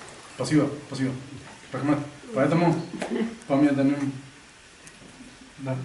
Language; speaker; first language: Russian; non-native, local second language; Tatar